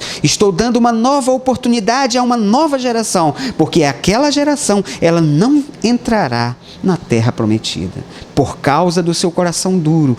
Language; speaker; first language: Portuguese; native; Portuguese